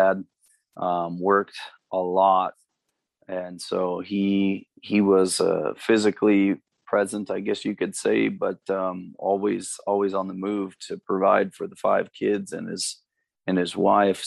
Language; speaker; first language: English; native; English